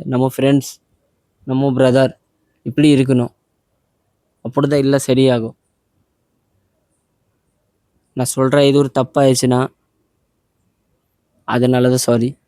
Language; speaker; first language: Tamil; non-native, learner; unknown